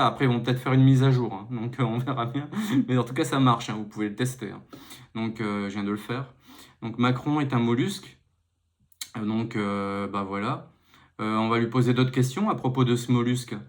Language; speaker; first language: French; native; French